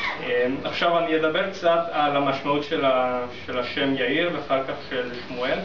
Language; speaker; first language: Hebrew; non-native, fluent; English